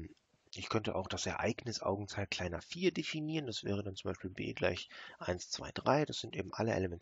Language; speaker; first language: German; native; German